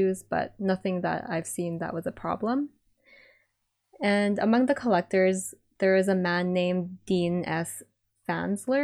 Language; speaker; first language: English; non-native, local second language; Iloko